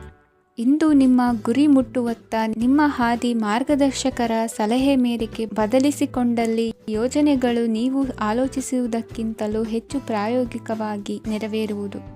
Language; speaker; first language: Kannada; native; Kannada